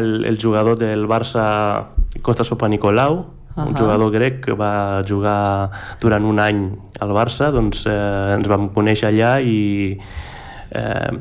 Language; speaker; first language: Catalan; non-native, fluent; Greek